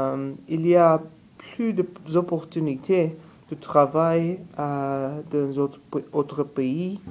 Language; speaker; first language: French; non-native, learner; Portuguese